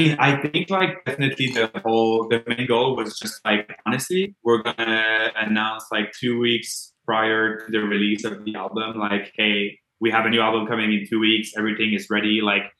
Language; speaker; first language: English; non-native, fluent; French